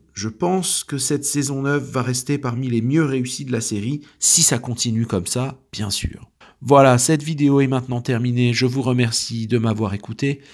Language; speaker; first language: French; native; French